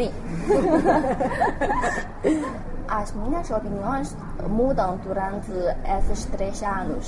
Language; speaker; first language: Portuguese; non-native, learner; Chinese